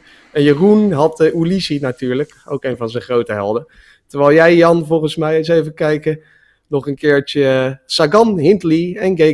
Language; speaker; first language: Dutch; native; Dutch